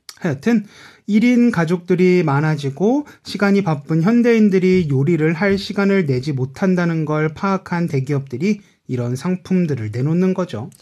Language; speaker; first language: Korean; native; Korean